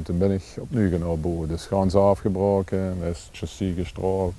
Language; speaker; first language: Dutch; native; Dutch